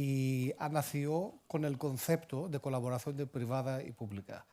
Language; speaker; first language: Spanish; non-native, fluent; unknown